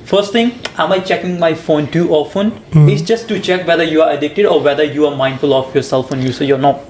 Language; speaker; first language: English; non-native, local second language; Punjabi